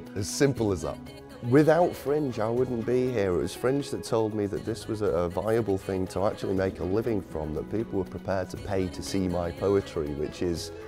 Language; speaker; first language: English; native; English